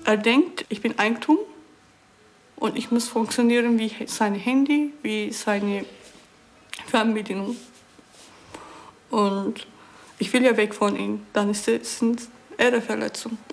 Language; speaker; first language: German; non-native, learner; Turkish